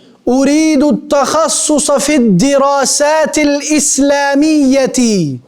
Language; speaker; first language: Arabic; non-native, fluent; Urdu